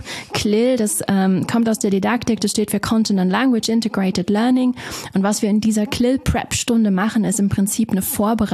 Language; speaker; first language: German; native; German